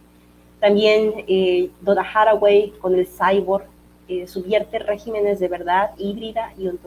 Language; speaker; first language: Spanish; native; Spanish